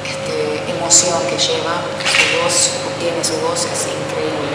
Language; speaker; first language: Spanish; non-native, fluent; Finnish